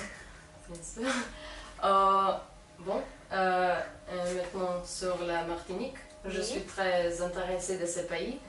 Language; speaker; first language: French; non-native, learner; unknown